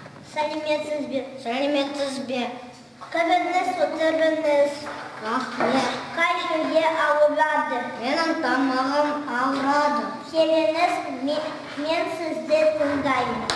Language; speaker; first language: Kazakh; non-native, local second language; Russian